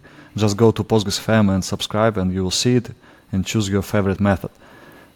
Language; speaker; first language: English; non-native, fluent; Russian